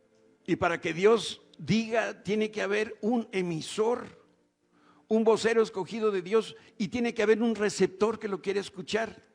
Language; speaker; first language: Spanish; native; Spanish